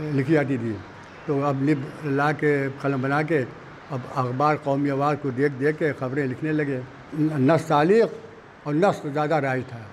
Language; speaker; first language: Urdu; native; Urdu